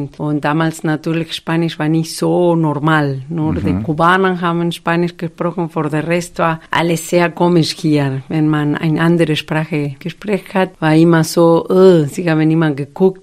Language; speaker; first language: German; non-native, fluent; Spanish